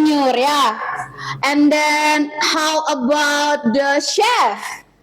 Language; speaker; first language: English; non-native, learner; Indonesian